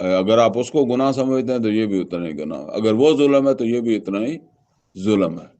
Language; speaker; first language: Urdu; non-native, local second language; Punjabi